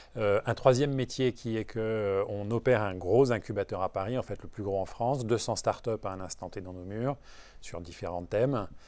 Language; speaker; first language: French; native; French